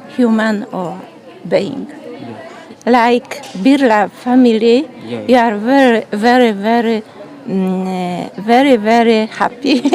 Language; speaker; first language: English; non-native, learner; Polish